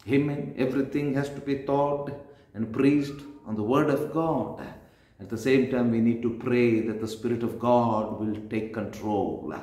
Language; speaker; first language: English; non-native, local second language; Kannada